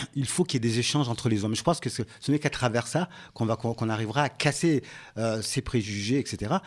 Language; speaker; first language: French; early bilingual, other home language; Ngazidja Comorian